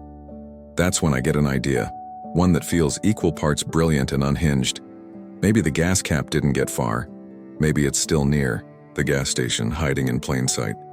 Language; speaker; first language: English; native; English